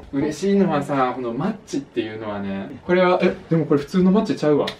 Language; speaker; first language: Japanese; early bilingual, other home language; Russian